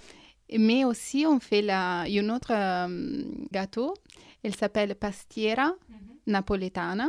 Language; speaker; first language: French; non-native, fluent; Italian